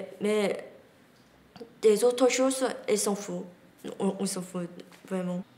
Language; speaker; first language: French; non-native, learner; Korean